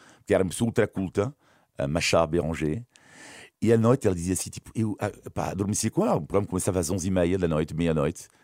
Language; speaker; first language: Portuguese; non-native, fluent; French